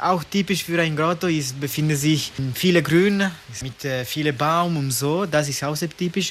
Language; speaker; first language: German; non-native, local second language; Italian